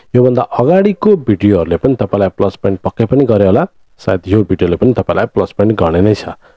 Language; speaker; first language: Nepali; native; Nepali